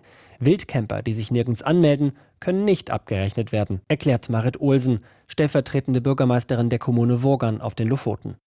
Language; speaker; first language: German; native; German